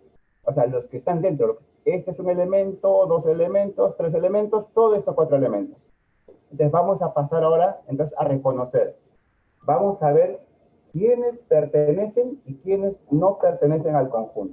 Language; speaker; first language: Spanish; native; Spanish